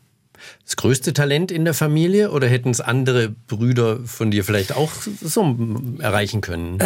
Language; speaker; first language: German; native; German